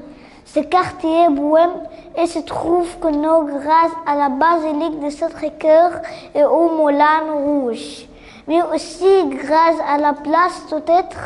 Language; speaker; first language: French; non-native, learner; Arabic